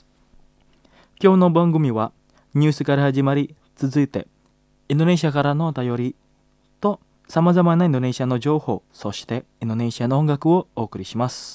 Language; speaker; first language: Japanese; non-native, fluent; Indonesian